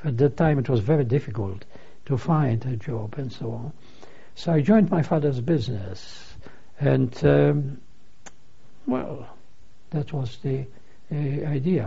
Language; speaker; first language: English; non-native, fluent; Polish